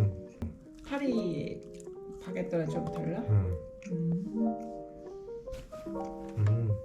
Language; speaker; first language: Korean; non-native, fluent; Japanese